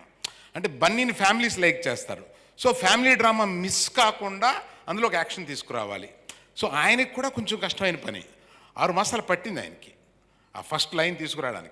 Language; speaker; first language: Telugu; native; Telugu